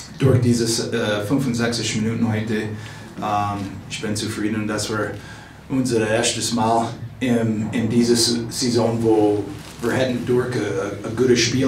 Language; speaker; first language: German; non-native, fluent; English